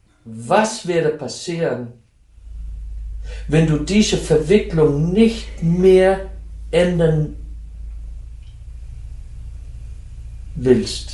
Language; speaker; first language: German; non-native, fluent; Dutch